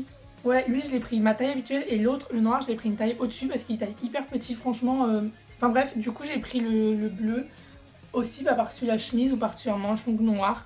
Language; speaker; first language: French; native; French